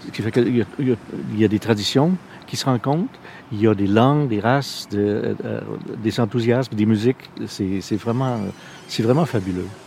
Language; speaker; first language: French; non-native, local second language; English